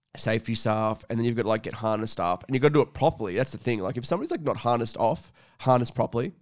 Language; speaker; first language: English; native; English